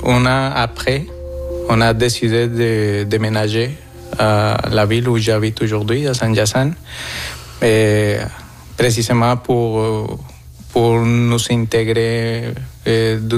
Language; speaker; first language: French; non-native, fluent; Spanish